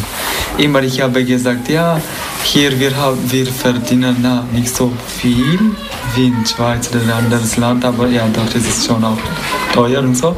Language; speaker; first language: German; non-native, local second language; Romanian